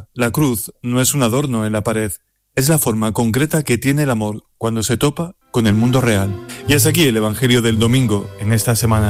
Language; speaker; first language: Spanish; native; Spanish